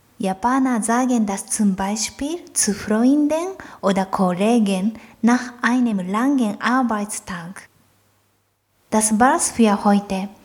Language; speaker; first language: German; non-native, fluent; Japanese